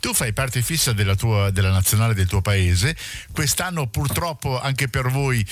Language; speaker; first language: Italian; native; Italian